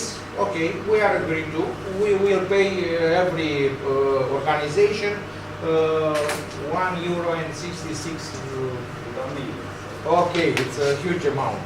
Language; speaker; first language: English; non-native, learner; Romanian